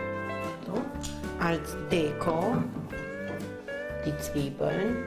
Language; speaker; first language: German; non-native, local second language; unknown